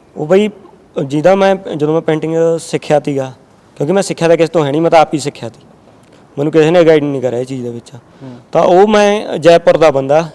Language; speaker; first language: Punjabi; native; Punjabi